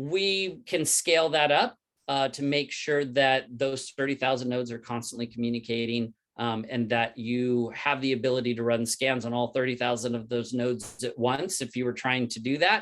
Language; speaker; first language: English; native; English